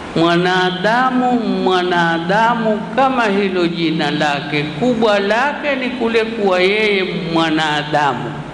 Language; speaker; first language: Swahili; native; Swahili